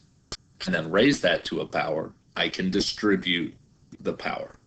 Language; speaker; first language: English; native; English